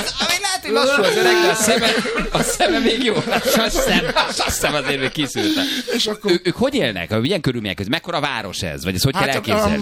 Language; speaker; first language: Hungarian; native; Hungarian